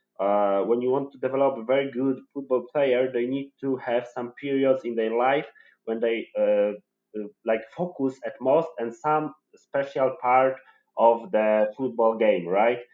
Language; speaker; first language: English; non-native, fluent; Polish